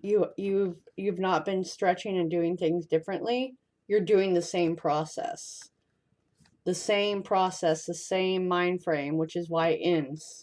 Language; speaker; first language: English; native; English